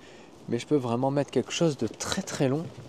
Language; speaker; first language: French; native; French